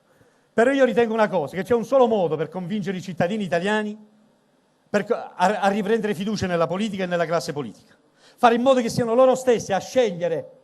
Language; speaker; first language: Italian; native; Italian